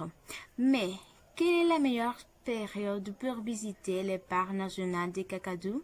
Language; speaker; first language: French; non-native, fluent; Spanish